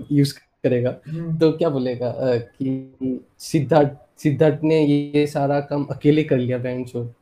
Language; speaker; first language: Hindi; non-native, local second language; Assamese